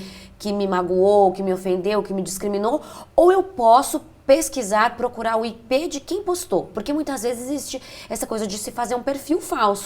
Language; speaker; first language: Portuguese; native; Portuguese